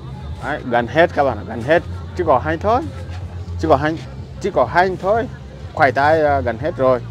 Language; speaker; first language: Vietnamese; non-native, learner; Portuguese